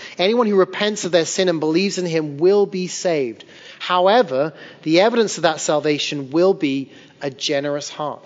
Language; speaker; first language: English; native; English